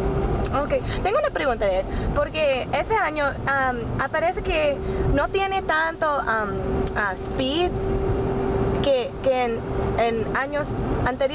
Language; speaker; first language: Spanish; non-native, learner; English